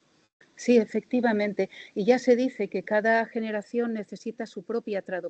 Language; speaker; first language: Spanish; native; Spanish